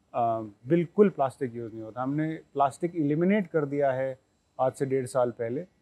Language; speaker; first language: Hindi; native; Hindi